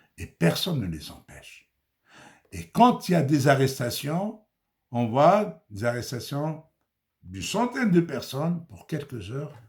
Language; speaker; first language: French; non-native, local second language; Arabic